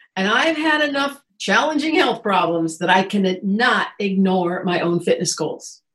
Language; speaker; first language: English; native; English